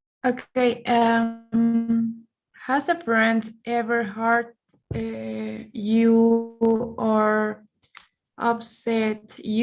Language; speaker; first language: English; non-native, learner; Spanish